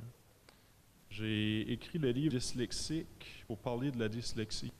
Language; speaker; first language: French; native; French